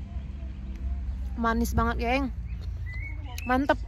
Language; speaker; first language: Indonesian; native; Indonesian